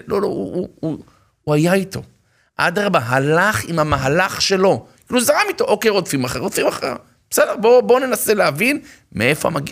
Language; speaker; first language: Hebrew; native; Hebrew